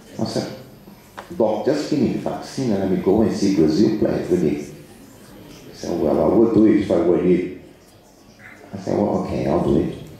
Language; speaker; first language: English; non-native, fluent; Portuguese